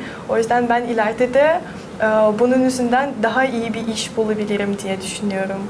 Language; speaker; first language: Turkish; non-native, fluent; Russian